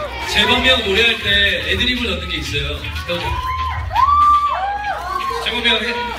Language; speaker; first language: Korean; non-native, learner; Cantonese